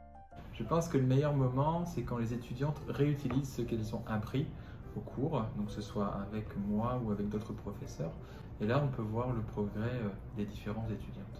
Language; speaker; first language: French; non-native, fluent; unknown